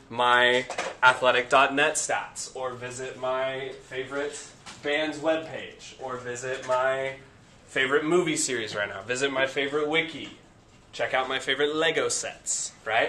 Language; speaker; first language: English; native; English